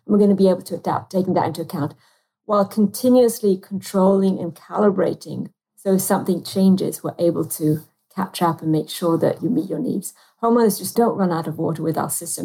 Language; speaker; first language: English; native; English